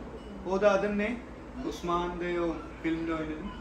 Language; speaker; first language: Turkish; non-native, learner; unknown